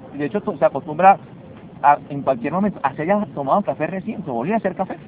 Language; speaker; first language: Spanish; native; Spanish